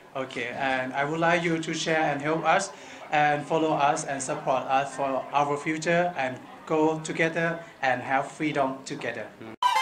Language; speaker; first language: English; non-native, learner; Thai